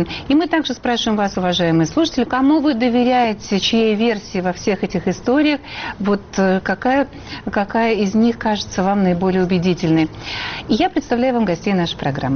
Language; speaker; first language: Russian; native; Russian